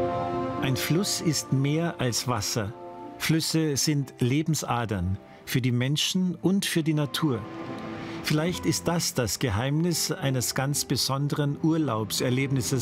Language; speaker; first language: German; native; German